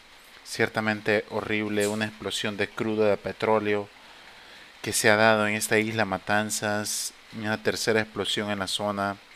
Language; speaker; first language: Spanish; native; Spanish